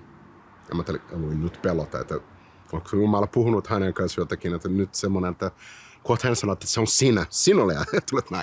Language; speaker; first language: Finnish; non-native, fluent; Portuguese